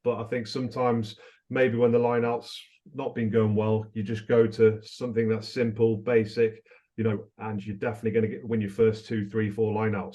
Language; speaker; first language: English; native; English